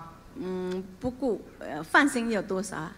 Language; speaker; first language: Chinese; non-native, local second language; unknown